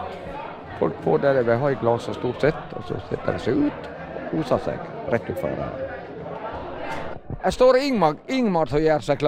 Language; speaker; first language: Norwegian; native; Norwegian